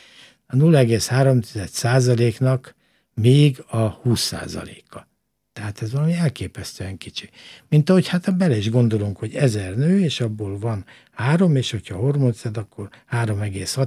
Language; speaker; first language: Hungarian; native; Hungarian